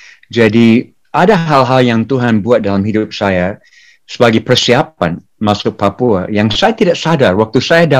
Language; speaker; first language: Indonesian; non-native, fluent; English